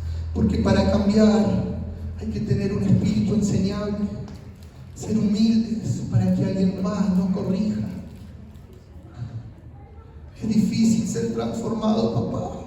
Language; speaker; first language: Spanish; native; Spanish